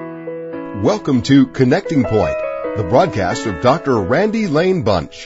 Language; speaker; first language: English; native; English